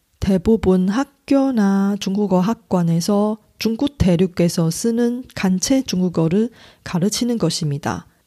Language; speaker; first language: Korean; non-native, fluent; Chinese